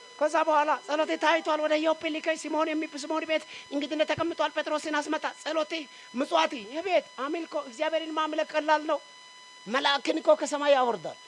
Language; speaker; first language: Amharic; non-native, local second language; Wolaytta